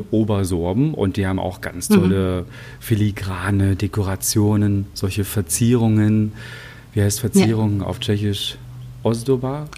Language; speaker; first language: German; native; German